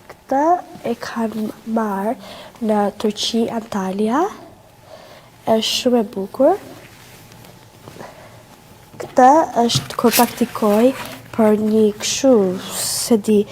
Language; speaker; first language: Albanian; early bilingual, heritage; Albanian